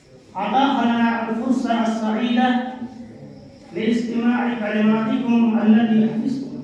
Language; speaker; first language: Arabic; non-native, fluent; Urdu